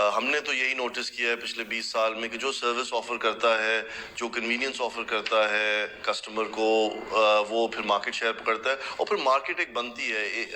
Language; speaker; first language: Urdu; native; Urdu